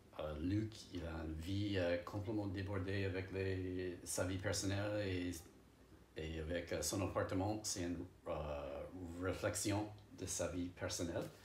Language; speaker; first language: French; non-native, fluent; English